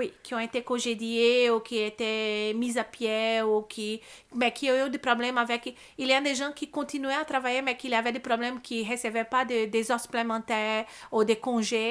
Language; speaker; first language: French; non-native, learner; Portuguese